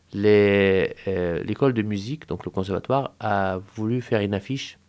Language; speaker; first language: French; non-native, fluent; Arabic